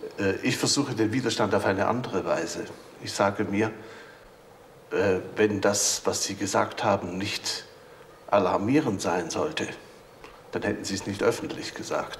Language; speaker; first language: German; native; German